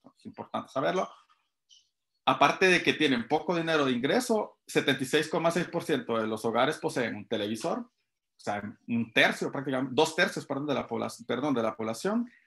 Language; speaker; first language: Spanish; native; Spanish